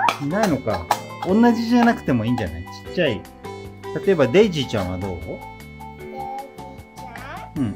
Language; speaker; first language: Japanese; native; Japanese